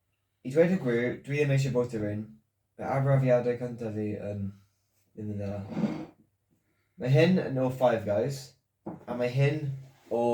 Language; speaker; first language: Welsh; non-native, local second language; English